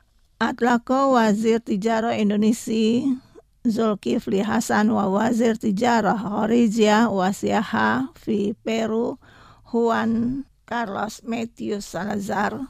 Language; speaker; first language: Arabic; non-native, fluent; Indonesian